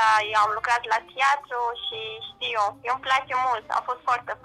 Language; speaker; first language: Romanian; non-native, learner; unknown